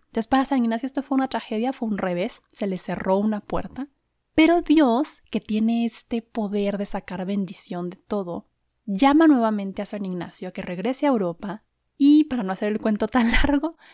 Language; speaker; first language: Spanish; native; Spanish